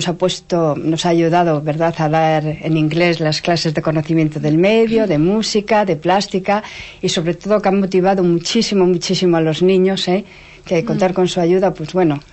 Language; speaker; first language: Spanish; native; Spanish